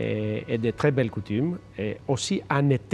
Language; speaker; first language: French; non-native, fluent; Greek